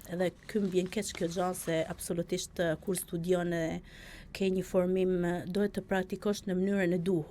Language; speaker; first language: Albanian; early bilingual, heritage; Albanian